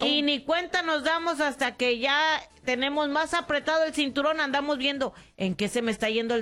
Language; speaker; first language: Spanish; native; Spanish